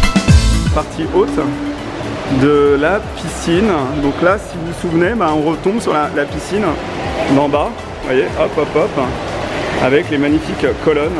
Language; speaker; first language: French; native; French